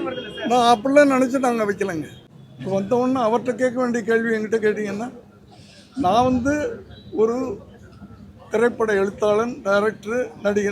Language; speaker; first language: Tamil; native; Tamil